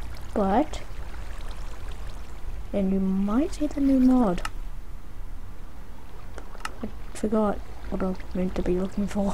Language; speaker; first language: English; native; English